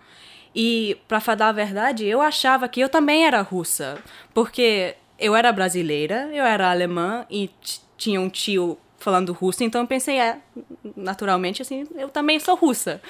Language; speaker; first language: Portuguese; early bilingual, heritage; German